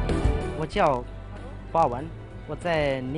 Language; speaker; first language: Chinese; non-native, learner; Hindi